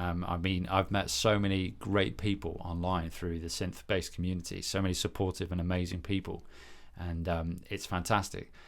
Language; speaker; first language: English; native; English